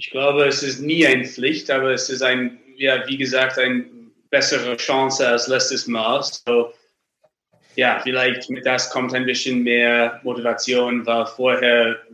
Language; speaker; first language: German; non-native, learner; English